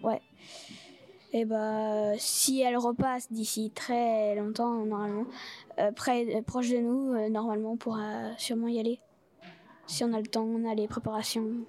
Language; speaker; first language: French; native; French